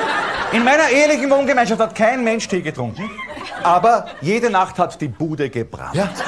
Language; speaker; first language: German; native; German